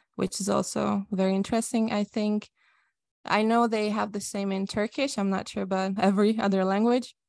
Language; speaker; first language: English; non-native, fluent; Hungarian